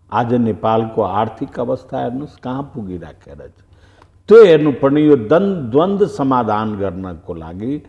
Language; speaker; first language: Nepali; non-native, local second language; Bhojpuri